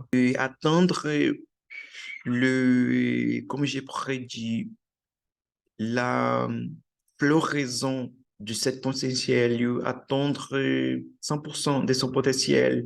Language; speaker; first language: French; non-native, learner; Portuguese